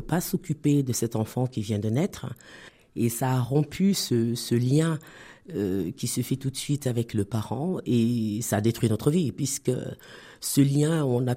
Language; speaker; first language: French; native; French